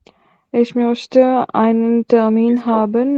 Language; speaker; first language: German; non-native, learner; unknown